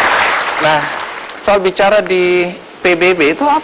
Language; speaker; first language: Indonesian; native; Indonesian